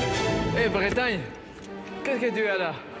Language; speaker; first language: French; non-native, learner; Spanish